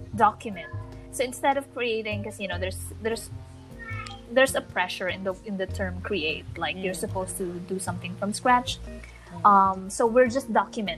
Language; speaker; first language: English; non-native, local second language; Filipino